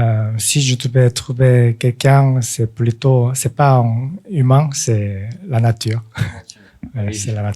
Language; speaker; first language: French; non-native, fluent; Korean